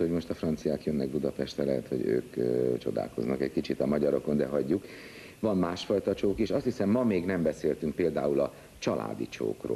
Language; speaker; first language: Hungarian; native; Hungarian